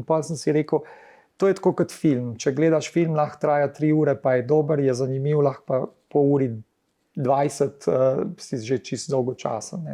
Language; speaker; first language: Slovenian; early bilingual, heritage; Slovenian